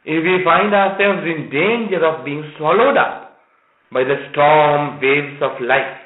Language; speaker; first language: English; non-native, local second language; Sinhala